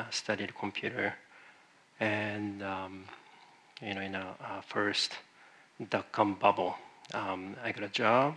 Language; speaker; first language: English; non-native, fluent; Japanese